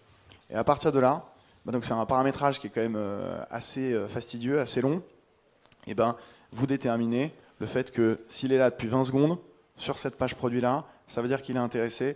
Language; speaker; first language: French; native; French